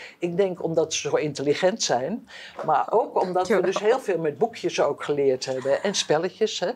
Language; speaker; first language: Dutch; native; Dutch